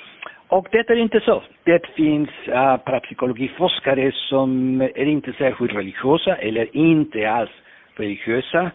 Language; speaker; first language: Swedish; non-native, fluent; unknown